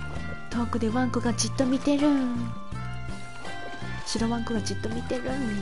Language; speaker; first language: Japanese; native; Japanese